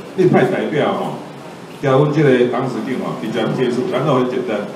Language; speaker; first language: Chinese; native; Chinese